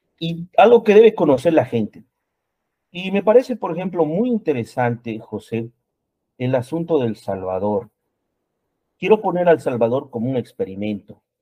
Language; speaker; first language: Spanish; native; Spanish